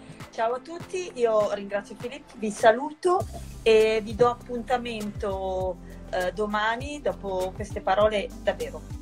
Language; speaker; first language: Italian; native; Italian